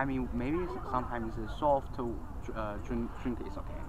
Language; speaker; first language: English; non-native, learner; Chinese